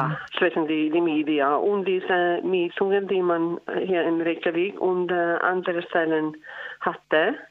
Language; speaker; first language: German; non-native, learner; Icelandic